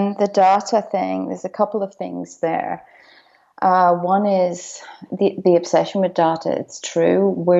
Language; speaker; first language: English; native; English